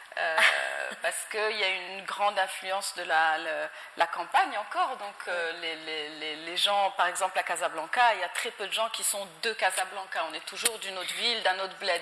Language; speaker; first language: French; non-native, local second language; Arabic